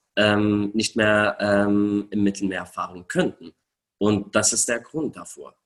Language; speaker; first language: German; non-native, fluent; Arabic